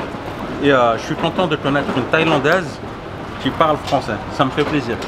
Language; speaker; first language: French; native; French